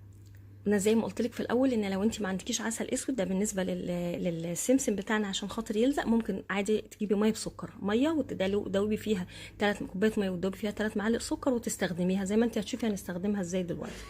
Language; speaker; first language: Arabic; native; Arabic